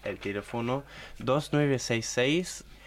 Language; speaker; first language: Spanish; non-native, learner; German